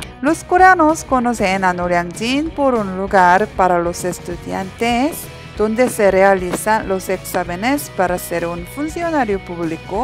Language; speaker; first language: Spanish; non-native, learner; Korean